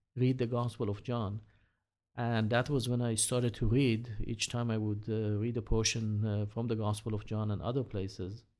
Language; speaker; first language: English; non-native, fluent; Hebrew